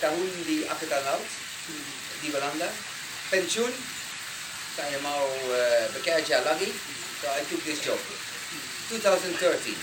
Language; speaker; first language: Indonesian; non-native, learner; Dutch